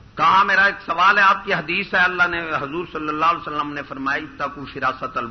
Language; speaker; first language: Urdu; non-native, local second language; Punjabi